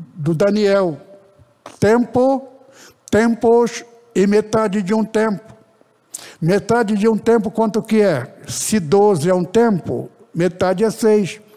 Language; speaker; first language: Portuguese; early bilingual, other home language; Japanese